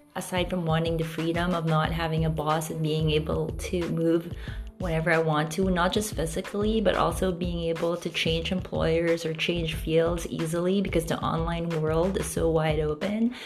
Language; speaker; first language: English; non-native, local second language; Filipino